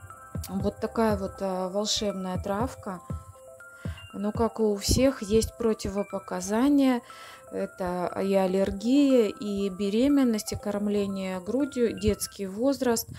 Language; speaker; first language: Russian; native; Russian